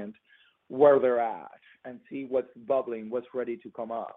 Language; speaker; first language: English; non-native, fluent; Spanish